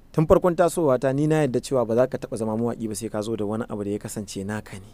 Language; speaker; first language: Hausa; non-native, local second language; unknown